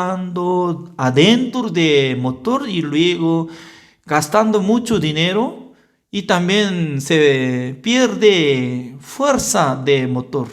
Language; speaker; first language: Spanish; non-native, learner; Korean